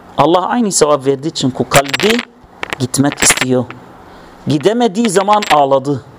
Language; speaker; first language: Turkish; non-native, fluent; Arabic